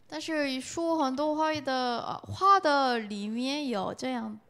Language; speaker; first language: Chinese; non-native, learner; Korean